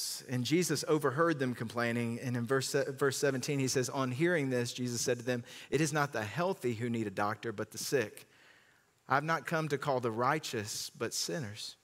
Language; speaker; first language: English; native; English